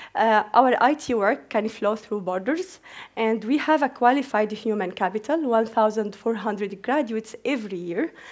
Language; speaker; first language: English; non-native, fluent; Arabic